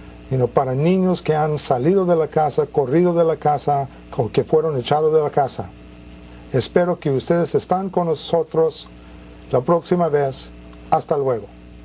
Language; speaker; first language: Spanish; early bilingual, heritage; Spanish